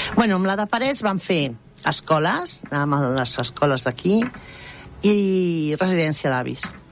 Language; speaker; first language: Catalan; non-native, local second language; Spanish